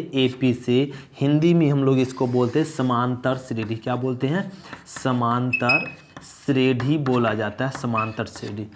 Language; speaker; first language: Hindi; native; Hindi